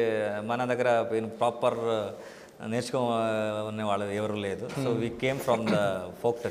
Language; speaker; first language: Telugu; non-native, learner; Kannada